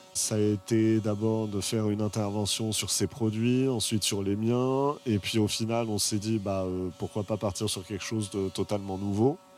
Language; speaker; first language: French; native; French